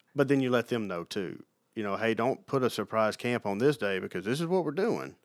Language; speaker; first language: English; native; English